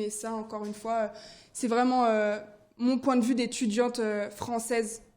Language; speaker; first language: French; early bilingual, other home language; Haitian Creole